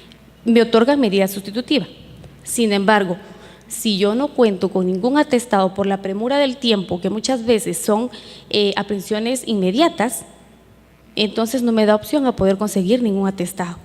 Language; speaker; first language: Spanish; native; Spanish